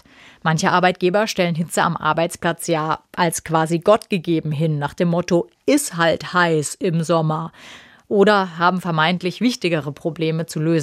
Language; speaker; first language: German; native; German